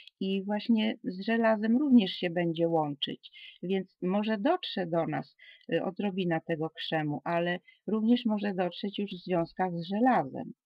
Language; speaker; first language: Polish; native; Polish